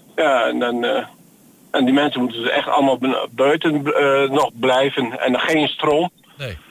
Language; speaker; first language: Dutch; non-native, fluent; Turkish